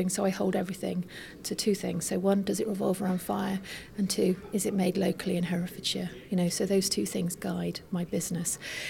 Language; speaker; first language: English; native; English